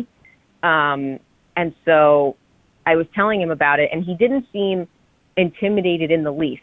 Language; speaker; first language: English; native; English